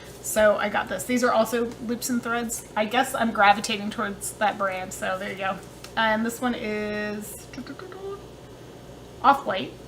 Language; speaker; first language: English; native; English